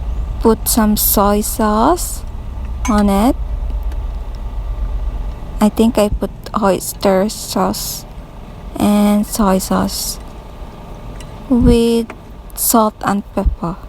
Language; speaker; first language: English; non-native, local second language; Filipino